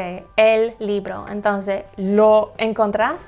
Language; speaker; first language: Spanish; non-native, learner; English